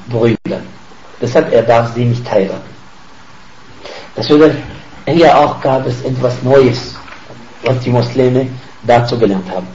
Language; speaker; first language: German; non-native, fluent; Arabic